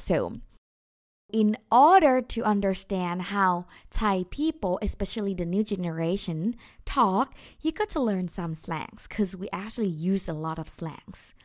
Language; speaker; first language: English; non-native, fluent; Thai